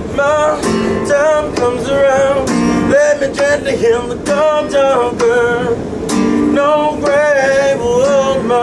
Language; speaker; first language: English; non-native, fluent; Spanish